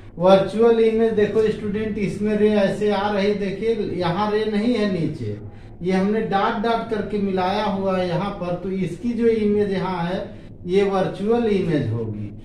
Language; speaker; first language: Hindi; native; Hindi